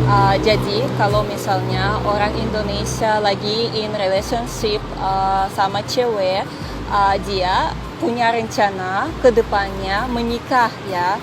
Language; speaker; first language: Indonesian; non-native, fluent; Russian